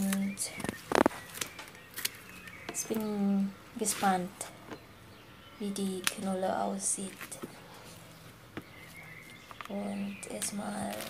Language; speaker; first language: German; non-native, fluent; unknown